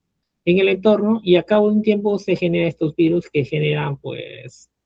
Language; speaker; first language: Spanish; native; Spanish